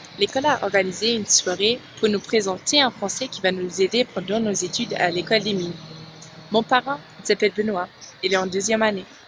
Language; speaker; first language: French; non-native, fluent; German